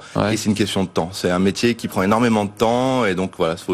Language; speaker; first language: French; native; French